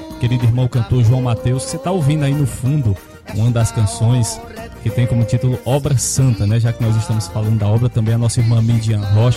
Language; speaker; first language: Portuguese; native; Portuguese